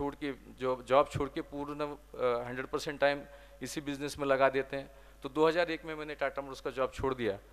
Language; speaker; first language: Hindi; non-native, local second language; Marathi